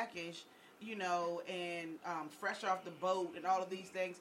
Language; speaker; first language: English; native; English